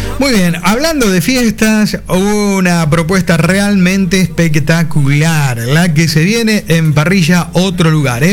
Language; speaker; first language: Spanish; native; Spanish